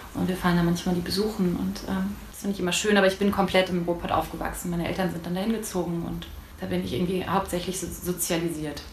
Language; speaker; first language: German; native; German